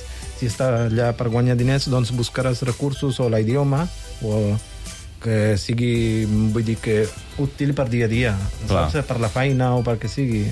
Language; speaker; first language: Catalan; non-native, fluent; Punjabi